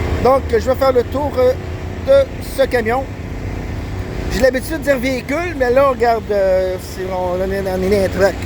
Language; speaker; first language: French; native; French